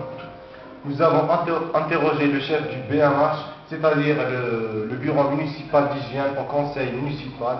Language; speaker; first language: French; non-native, local second language; Arabic